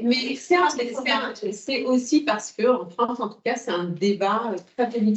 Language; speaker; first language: French; native; French